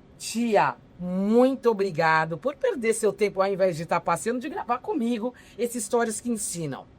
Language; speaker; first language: Portuguese; native; Portuguese